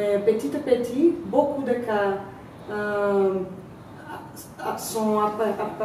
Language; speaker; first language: French; non-native, learner; Portuguese